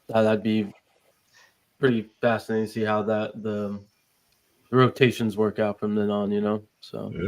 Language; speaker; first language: English; native; English